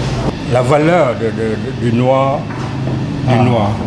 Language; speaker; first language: French; non-native, fluent; Lao